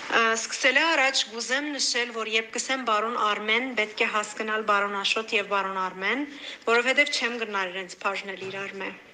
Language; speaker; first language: Armenian; native; Armenian